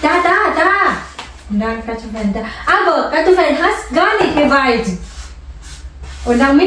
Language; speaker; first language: German; non-native, learner; Vietnamese